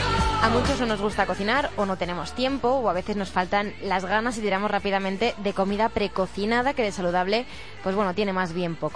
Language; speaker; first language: Spanish; native; Spanish